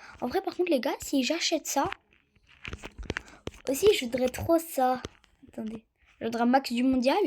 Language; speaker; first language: French; native; French